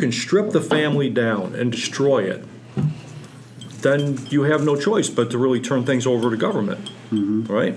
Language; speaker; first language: English; native; English